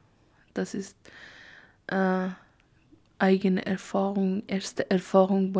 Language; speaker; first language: German; non-native, learner; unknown